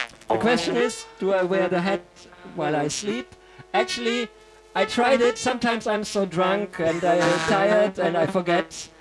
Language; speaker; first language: English; non-native, fluent; German